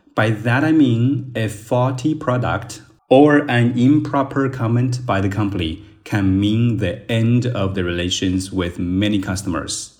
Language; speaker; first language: English; non-native, fluent; Chinese